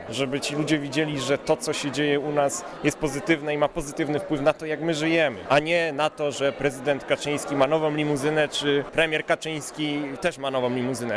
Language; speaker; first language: Polish; native; Polish